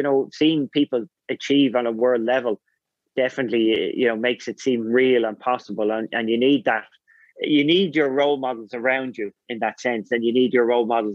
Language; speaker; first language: English; native; English